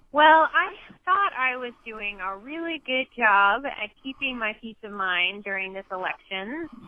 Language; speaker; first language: English; native; English